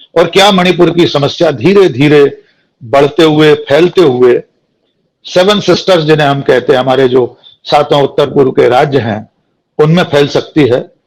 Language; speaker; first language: Hindi; native; Hindi